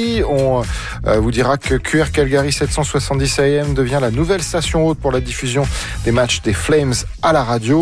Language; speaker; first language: French; native; French